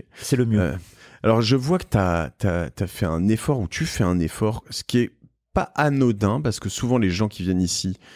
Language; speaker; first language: French; native; French